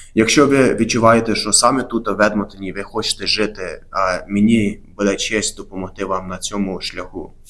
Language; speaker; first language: Ukrainian; early bilingual, heritage; Ukrainian